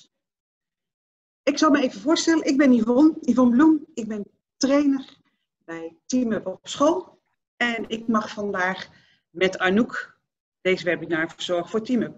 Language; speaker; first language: Dutch; native; Dutch